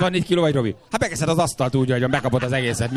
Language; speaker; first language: Hungarian; native; Hungarian